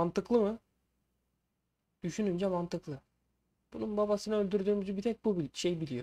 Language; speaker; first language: Turkish; native; Turkish